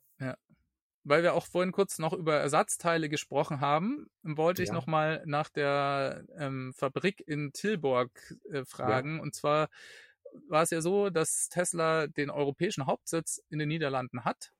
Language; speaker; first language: German; native; German